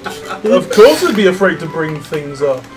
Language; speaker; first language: English; native; English